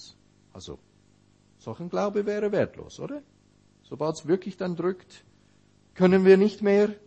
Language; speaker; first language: German; non-native, fluent; English